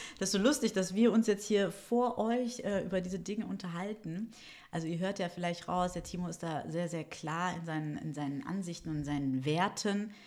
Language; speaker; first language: German; early bilingual, other home language; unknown